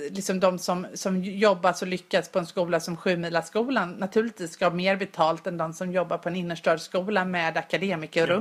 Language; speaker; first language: Swedish; native; Swedish